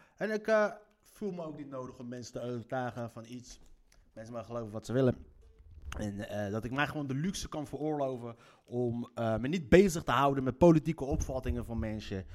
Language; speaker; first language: Dutch; native; Dutch